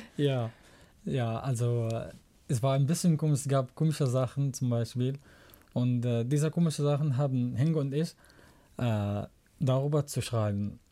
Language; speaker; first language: German; non-native, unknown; Arabic